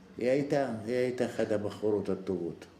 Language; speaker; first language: Hebrew; non-native, fluent; Arabic